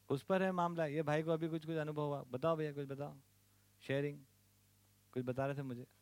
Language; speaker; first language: Hindi; native; Hindi